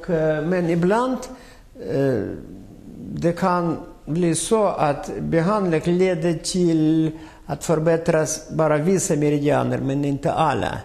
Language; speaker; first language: Swedish; non-native, fluent; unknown